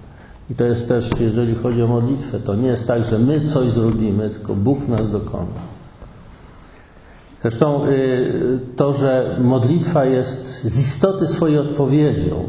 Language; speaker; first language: Polish; native; Polish